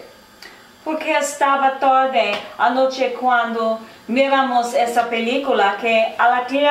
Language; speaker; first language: Spanish; non-native, learner; English